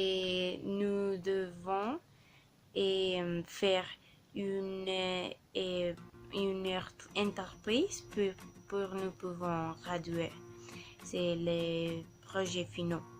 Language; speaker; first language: French; non-native, learner; Spanish